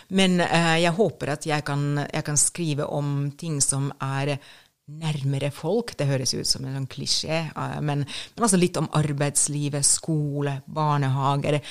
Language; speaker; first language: Norwegian; non-native, fluent; Finnish